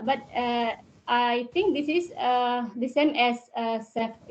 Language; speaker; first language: English; non-native, learner; Indonesian